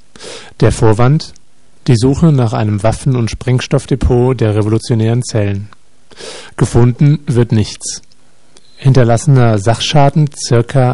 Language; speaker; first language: German; native; German